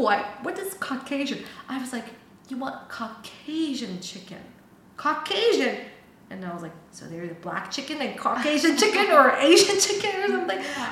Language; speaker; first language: English; non-native, fluent; Chinese